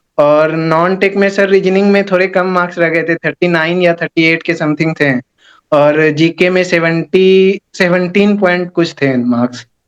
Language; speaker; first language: Hindi; native; Hindi